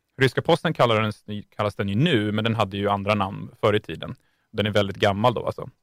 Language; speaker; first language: Swedish; native; Swedish